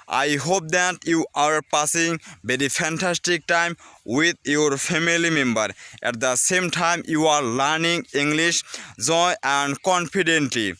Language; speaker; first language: English; non-native, learner; Bangla